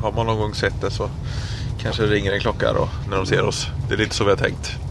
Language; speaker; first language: Swedish; native; Swedish